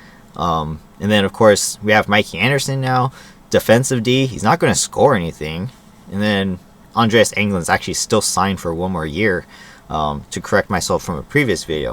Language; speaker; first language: English; native; English